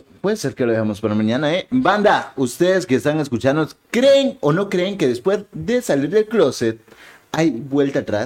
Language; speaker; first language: Spanish; native; Spanish